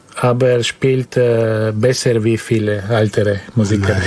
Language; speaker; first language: German; non-native, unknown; Slovenian